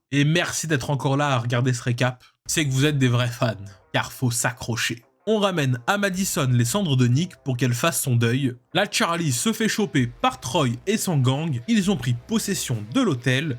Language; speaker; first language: French; native; French